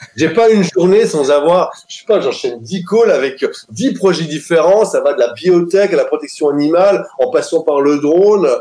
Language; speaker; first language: French; native; French